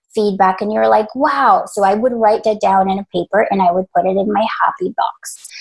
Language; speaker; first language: English; early bilingual, other home language; Spanish